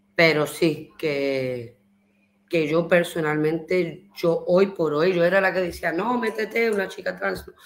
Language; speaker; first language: Spanish; early bilingual, heritage; Spanish